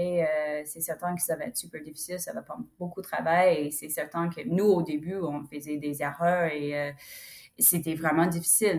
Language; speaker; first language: French; non-native, fluent; English